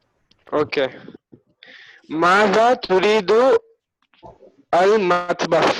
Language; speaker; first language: Arabic; non-native, learner; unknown